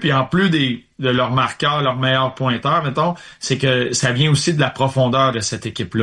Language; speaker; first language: French; native; French